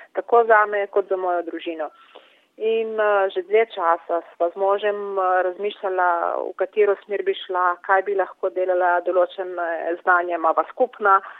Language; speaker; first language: Slovenian; native; Slovenian